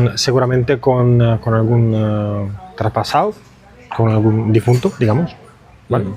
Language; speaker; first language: Spanish; non-native, fluent; Italian